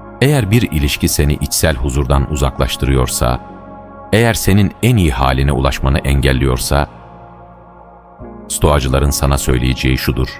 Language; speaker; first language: Turkish; native; Turkish